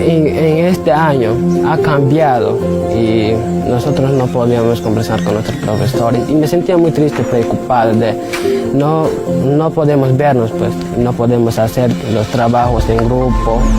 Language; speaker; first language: Spanish; non-native, local second language; Shipibo-Conibo